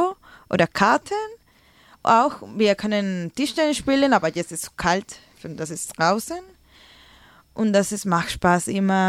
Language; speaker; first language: German; non-native, learner; Spanish